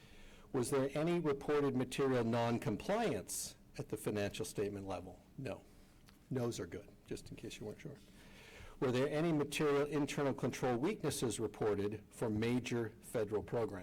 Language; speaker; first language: English; native; English